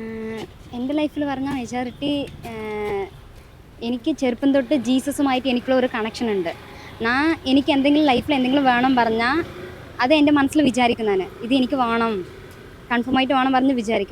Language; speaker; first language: Malayalam; non-native, local second language; Tamil